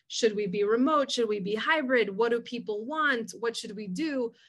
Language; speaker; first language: English; early bilingual, other home language; Spanish